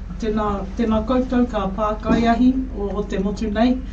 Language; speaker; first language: Māori; non-native, local second language; English